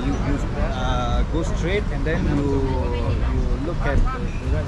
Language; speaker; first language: English; non-native, learner; Malay